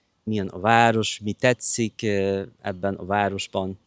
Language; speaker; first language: Hungarian; non-native, fluent; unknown